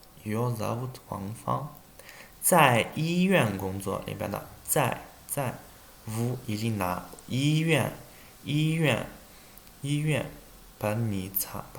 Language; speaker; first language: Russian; non-native, learner; Chinese